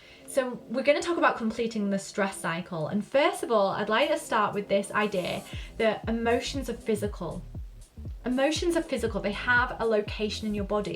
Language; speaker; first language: English; native; English